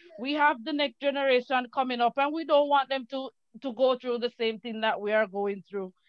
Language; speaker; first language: English; native; English